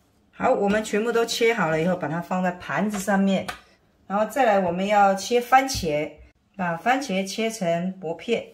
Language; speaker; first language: Chinese; native; Chinese